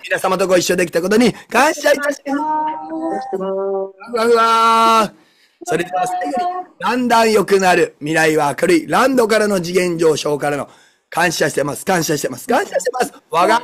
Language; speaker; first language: Japanese; native; Japanese